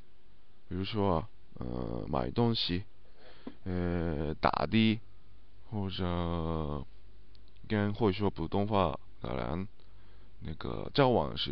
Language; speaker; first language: Chinese; non-native, learner; Japanese